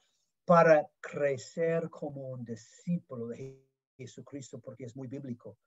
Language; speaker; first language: Spanish; non-native, fluent; English